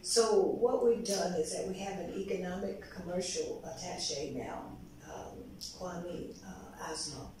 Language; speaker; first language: English; native; English